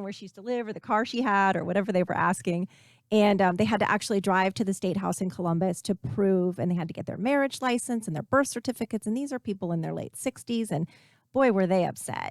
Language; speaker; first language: English; native; English